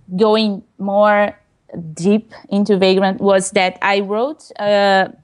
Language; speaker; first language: English; non-native, fluent; Portuguese